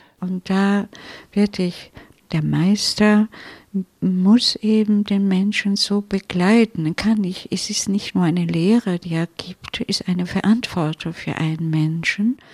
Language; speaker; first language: German; non-native, fluent; Italian